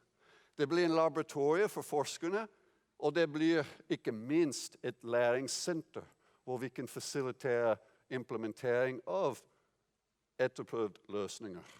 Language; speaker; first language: Norwegian; non-native, fluent; English